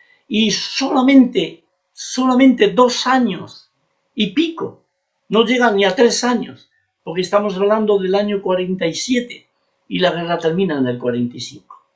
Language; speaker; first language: Spanish; native; Spanish